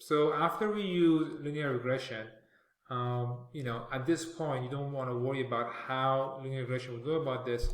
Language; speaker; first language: English; non-native, fluent; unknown